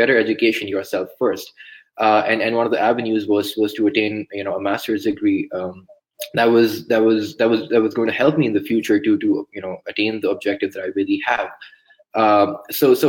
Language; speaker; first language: English; non-native, local second language; Urdu